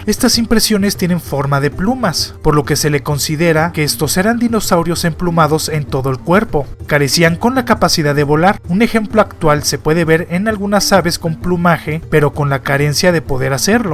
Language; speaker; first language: Spanish; native; Spanish